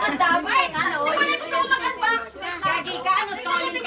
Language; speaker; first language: Filipino; native; Filipino